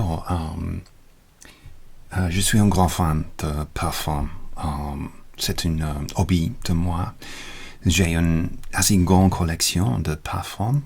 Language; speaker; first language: French; non-native, learner; English